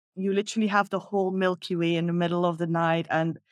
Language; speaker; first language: English; non-native, fluent; Dutch